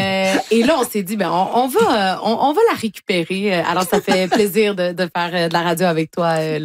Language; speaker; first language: French; native; French